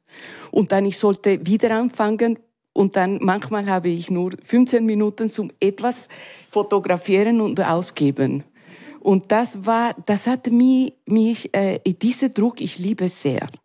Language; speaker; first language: German; non-native, learner; Spanish